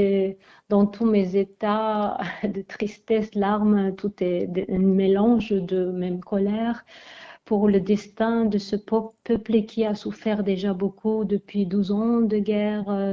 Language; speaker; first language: French; non-native, fluent; Armenian